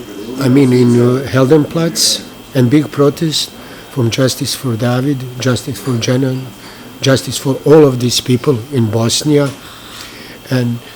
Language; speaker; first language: English; non-native, learner; Bosnian